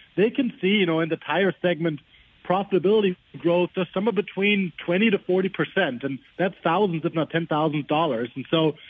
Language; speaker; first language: English; non-native, fluent; German